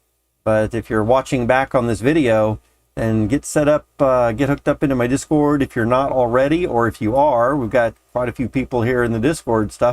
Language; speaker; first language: English; native; English